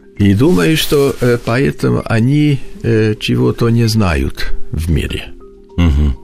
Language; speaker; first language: Russian; non-native, learner; Hungarian